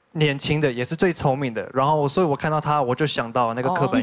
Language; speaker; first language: Chinese; non-native, fluent; English